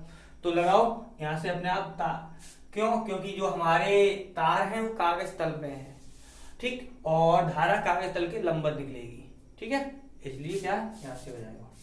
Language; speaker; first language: Hindi; native; Hindi